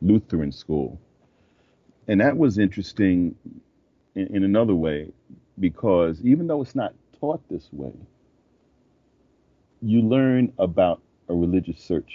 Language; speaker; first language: English; native; English